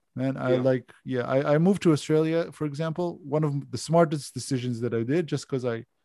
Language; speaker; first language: English; non-native, fluent; Hebrew